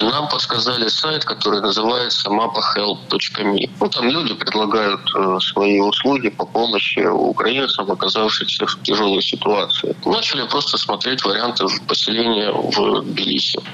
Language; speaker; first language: Russian; native; Russian